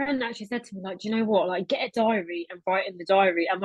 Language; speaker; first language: English; native; English